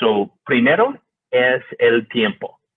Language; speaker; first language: Spanish; non-native, learner; English